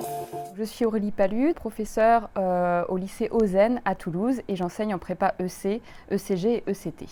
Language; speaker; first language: French; native; French